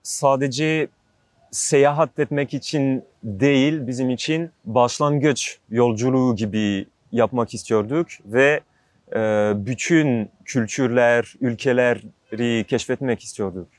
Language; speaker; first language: Turkish; non-native, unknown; French